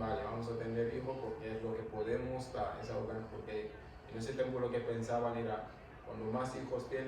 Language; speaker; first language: Spanish; non-native, fluent; Wolof